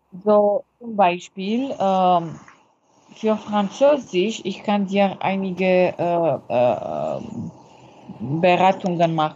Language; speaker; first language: German; non-native, learner; French